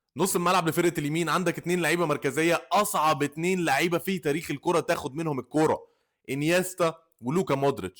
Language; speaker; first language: Arabic; native; Arabic